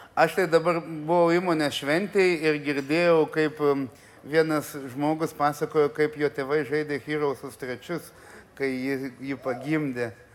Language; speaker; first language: Lithuanian; early bilingual, other home language; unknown